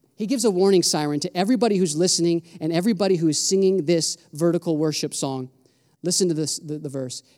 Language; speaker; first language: English; native; English